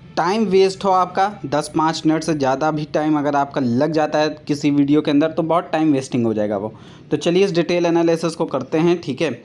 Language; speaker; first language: Hindi; native; Hindi